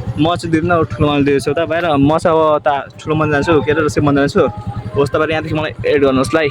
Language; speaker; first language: Nepali; non-native, local second language; Rana Tharu